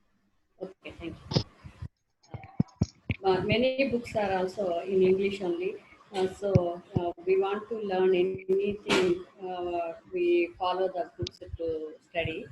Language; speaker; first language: English; non-native, learner; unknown